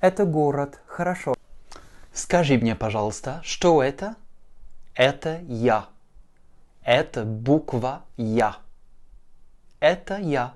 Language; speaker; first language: Russian; non-native, fluent; French